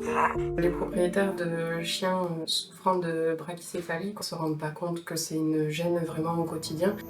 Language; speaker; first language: French; native; French